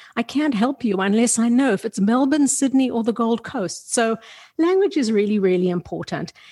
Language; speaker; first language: English; native; English